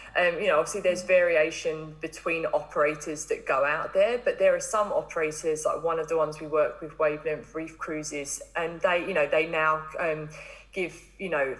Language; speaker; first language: English; native; English